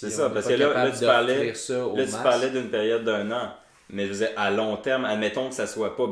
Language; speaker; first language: French; native; French